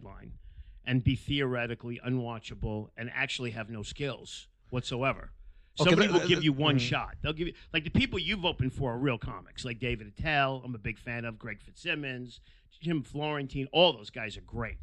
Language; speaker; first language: English; native; English